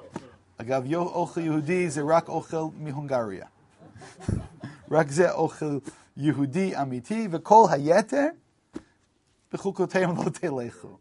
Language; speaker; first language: Hebrew; non-native, fluent; English